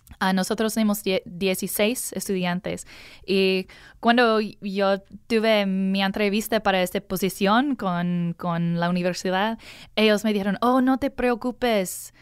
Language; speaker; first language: Spanish; non-native, learner; English